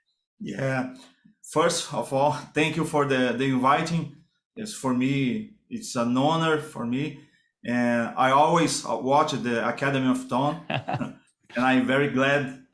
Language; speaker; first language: English; non-native, learner; Portuguese